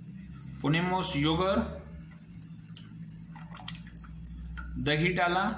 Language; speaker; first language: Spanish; non-native, learner; Urdu